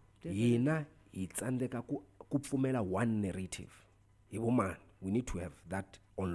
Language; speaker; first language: English; non-native, local second language; Tsonga